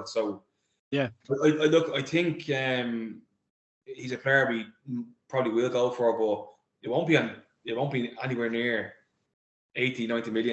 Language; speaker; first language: English; native; English